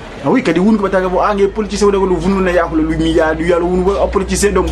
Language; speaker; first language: French; non-native, local second language; Kongo